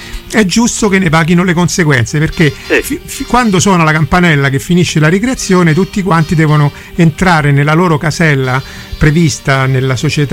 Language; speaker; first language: Italian; native; Italian